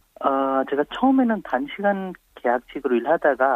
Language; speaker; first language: Korean; non-native, fluent; Nepali